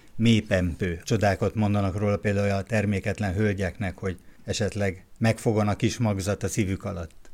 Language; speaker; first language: Hungarian; native; Hungarian